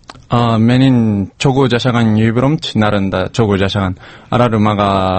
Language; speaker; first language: Kyrgyz; non-native, learner; Japanese